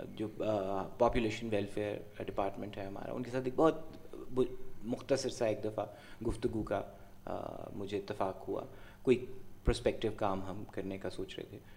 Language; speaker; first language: Urdu; non-native, local second language; Punjabi